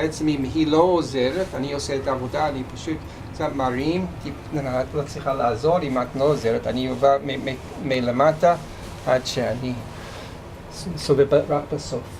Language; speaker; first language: Hebrew; non-native, fluent; English